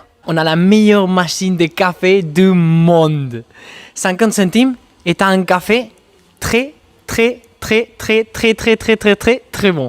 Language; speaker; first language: French; non-native, fluent; Spanish